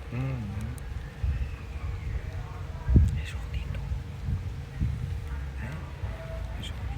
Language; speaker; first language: German; native; German